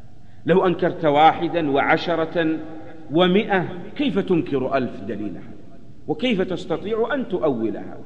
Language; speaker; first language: Arabic; native; Arabic